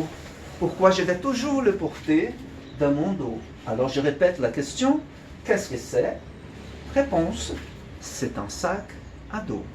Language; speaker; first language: French; non-native, fluent; Portuguese